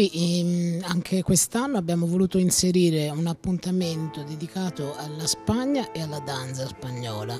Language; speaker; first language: Italian; native; Italian